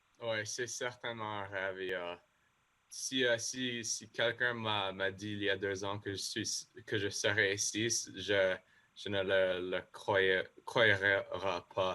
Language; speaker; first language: French; non-native, local second language; English